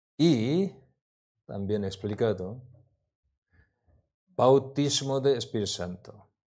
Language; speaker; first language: Spanish; non-native, learner; Korean